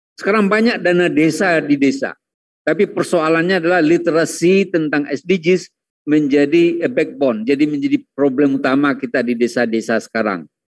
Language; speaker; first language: Indonesian; non-native, local second language; Minangkabau